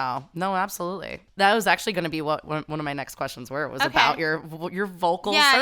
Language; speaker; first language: English; native; English